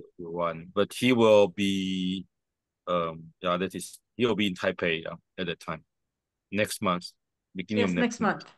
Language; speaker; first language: English; non-native, fluent; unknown